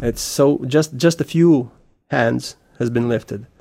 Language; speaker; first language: English; non-native, fluent; Latvian